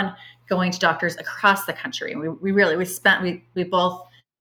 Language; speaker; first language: English; native; English